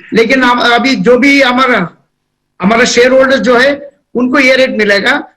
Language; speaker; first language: Hindi; non-native, local second language; Kannada